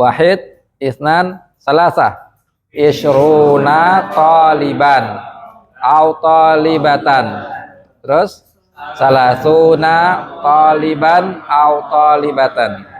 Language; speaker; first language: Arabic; non-native, fluent; Indonesian